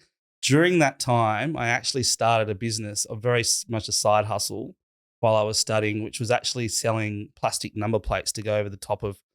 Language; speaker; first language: English; native; English